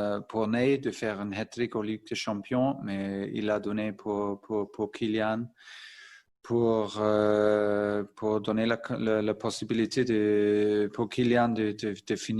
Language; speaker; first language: French; non-native, fluent; German